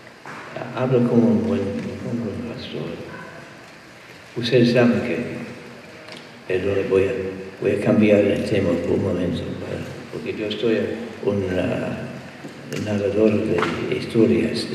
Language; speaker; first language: Spanish; non-native, fluent; English